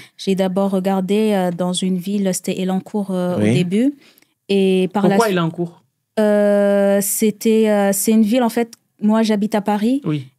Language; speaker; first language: French; non-native, local second language; Rundi